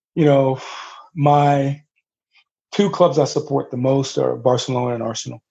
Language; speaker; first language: English; native; English